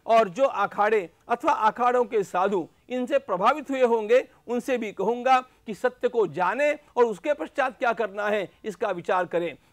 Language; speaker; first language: Hindi; non-native, local second language; Marathi